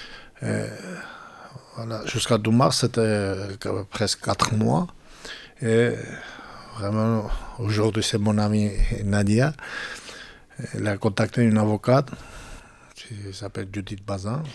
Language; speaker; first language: French; non-native, fluent; Georgian